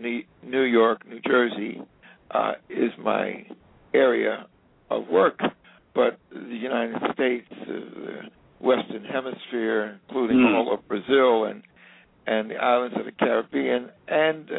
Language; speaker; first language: English; native; English